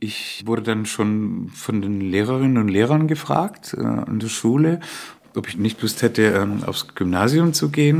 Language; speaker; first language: German; early bilingual, other home language; Spanish